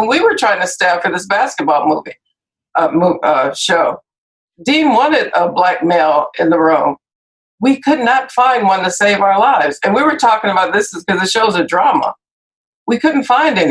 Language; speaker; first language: English; native; English